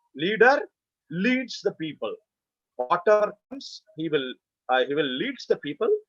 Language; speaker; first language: English; non-native, local second language; Malayalam